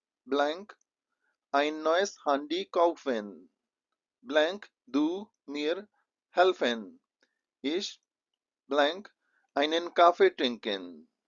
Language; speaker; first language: German; non-native, fluent; Hindi